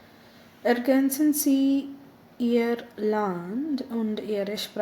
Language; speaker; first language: German; non-native, learner; Malayalam